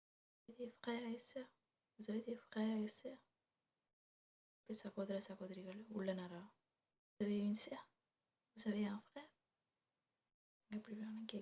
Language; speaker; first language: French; non-native, fluent; Tamil